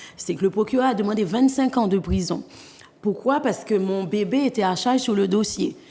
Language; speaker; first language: French; non-native, local second language; Haitian Creole